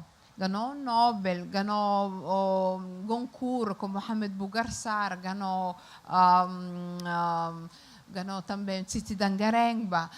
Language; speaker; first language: Portuguese; non-native, fluent; Italian